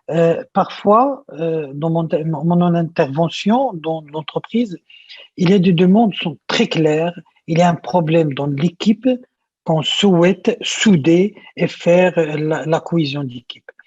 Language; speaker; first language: French; non-native, local second language; Arabic